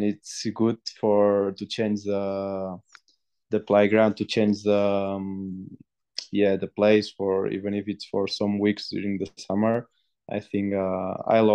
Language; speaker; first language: English; non-native, fluent; Spanish